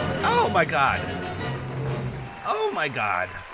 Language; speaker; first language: English; native; English